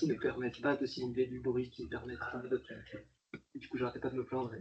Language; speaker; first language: French; native; French